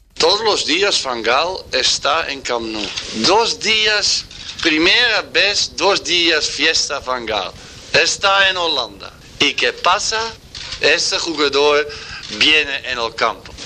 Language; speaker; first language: Spanish; non-native, learner; Dutch